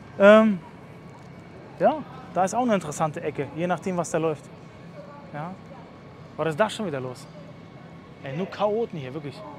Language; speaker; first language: German; early bilingual, other home language; Russian